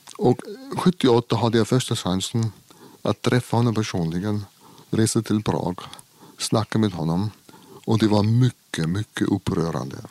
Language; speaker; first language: Swedish; non-native, fluent; German